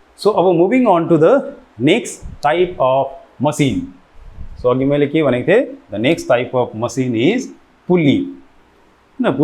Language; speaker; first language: Nepali; native; Nepali